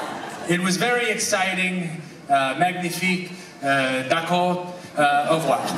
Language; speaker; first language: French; non-native, learner; English